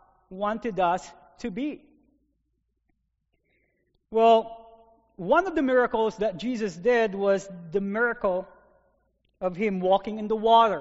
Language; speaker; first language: English; non-native, local second language; Filipino